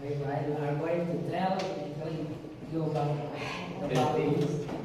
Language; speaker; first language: English; non-native, learner; Indonesian